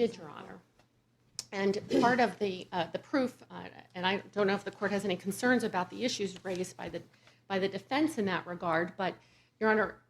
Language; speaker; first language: English; native; English